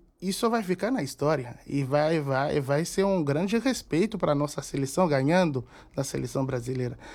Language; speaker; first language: Portuguese; non-native, fluent; Haitian Creole